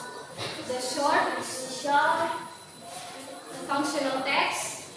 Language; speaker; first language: English; non-native, learner; Indonesian